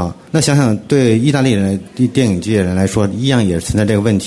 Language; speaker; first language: Chinese; native; Chinese